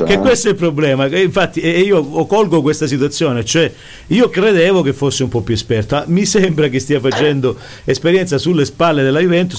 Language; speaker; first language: Italian; native; Italian